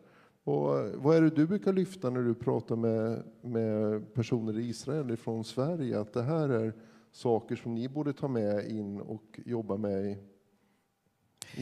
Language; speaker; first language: Swedish; native; Swedish